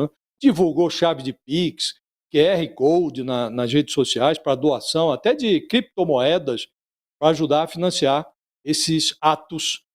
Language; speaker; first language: Portuguese; native; Portuguese